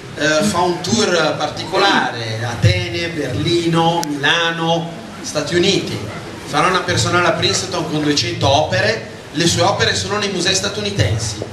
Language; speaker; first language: Italian; native; Italian